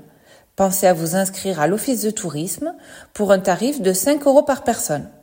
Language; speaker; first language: French; native; French